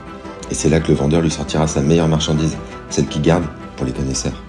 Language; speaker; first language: French; native; French